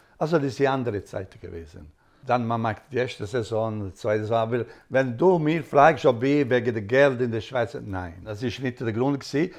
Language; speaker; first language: German; non-native, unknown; Italian